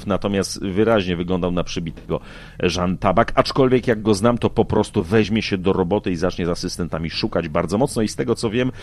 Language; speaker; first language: Polish; native; Polish